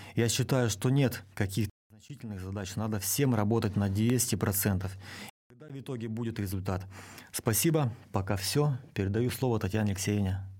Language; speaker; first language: Russian; native; Russian